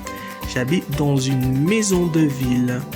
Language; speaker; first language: French; non-native, fluent; English